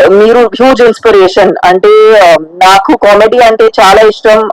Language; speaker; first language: Telugu; non-native, fluent; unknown